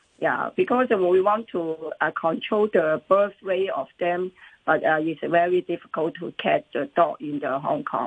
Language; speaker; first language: English; non-native, local second language; Cantonese